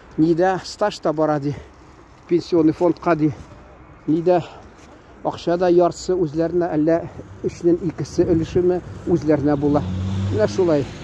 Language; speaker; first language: Tatar; native; Tatar